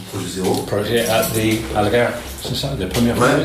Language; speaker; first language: French; non-native, learner; English